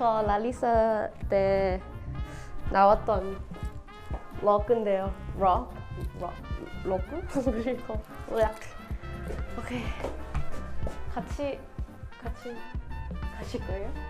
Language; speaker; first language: Korean; non-native, fluent; Thai